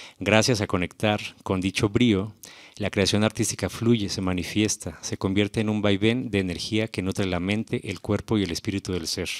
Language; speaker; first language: Spanish; native; Spanish